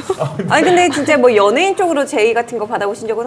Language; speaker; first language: Korean; native; Korean